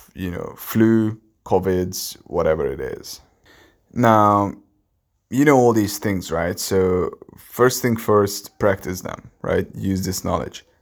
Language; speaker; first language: English; non-native, fluent; Hungarian